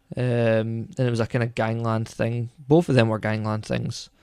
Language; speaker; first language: English; native; English